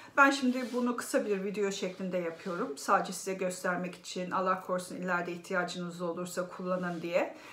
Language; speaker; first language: Turkish; native; Turkish